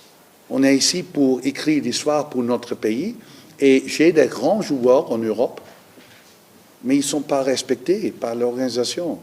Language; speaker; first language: French; non-native, learner; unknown